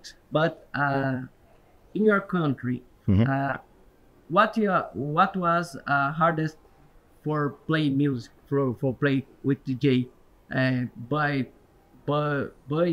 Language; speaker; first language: English; non-native, learner; Portuguese